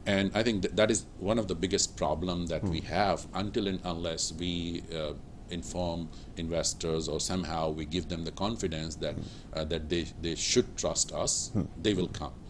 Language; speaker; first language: English; non-native, local second language; Urdu